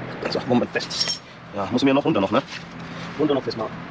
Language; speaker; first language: German; non-native, learner; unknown